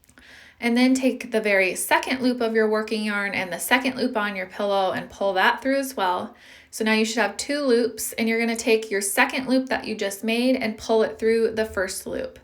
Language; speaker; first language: English; native; English